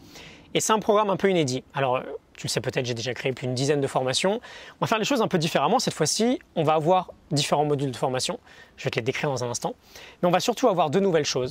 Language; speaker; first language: French; native; French